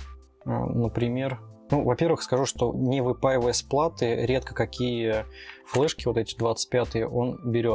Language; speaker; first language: Russian; native; Russian